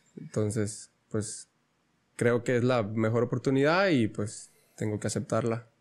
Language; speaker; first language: Spanish; native; Spanish